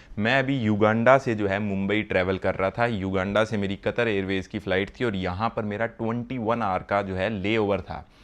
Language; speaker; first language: Hindi; native; Hindi